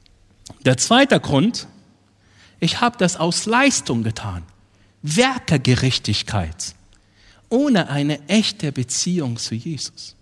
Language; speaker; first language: German; non-native, fluent; Arabic